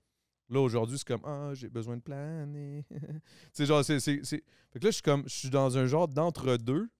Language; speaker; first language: French; native; French